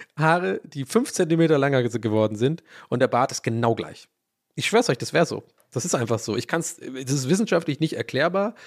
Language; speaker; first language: German; early bilingual, other home language; English